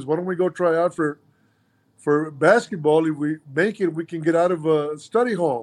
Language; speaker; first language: English; early bilingual, other home language; Spanish